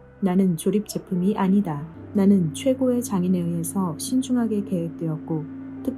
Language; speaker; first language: Korean; native; Korean